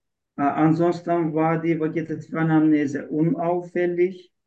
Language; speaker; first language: German; non-native, learner; Turkish